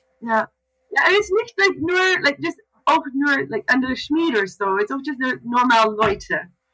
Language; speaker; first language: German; non-native, learner; English